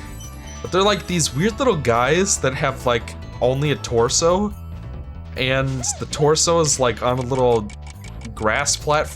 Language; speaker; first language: English; native; English